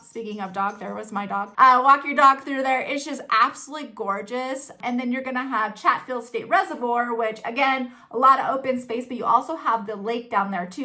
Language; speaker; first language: English; native; English